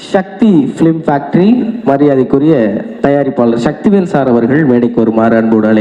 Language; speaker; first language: Tamil; native; Tamil